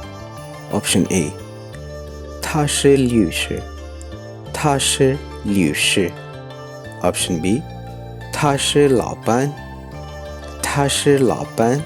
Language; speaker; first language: Chinese; non-native, fluent; Urdu